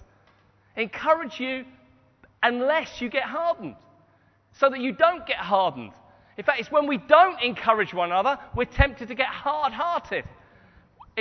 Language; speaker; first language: English; native; English